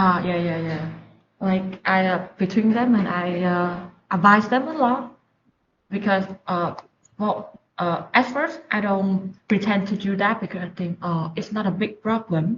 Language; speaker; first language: English; non-native, learner; Vietnamese